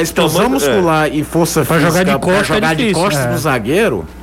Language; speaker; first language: Portuguese; native; Portuguese